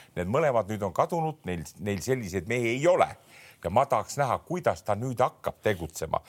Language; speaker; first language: Estonian; native; Estonian